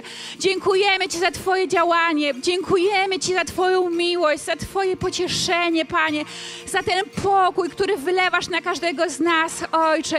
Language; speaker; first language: Polish; native; Polish